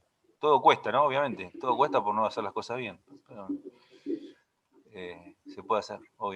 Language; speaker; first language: Spanish; native; Spanish